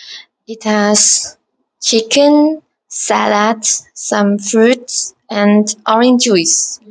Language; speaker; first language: English; non-native, learner; Vietnamese